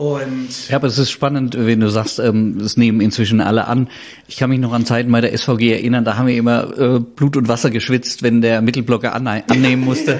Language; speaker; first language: German; native; German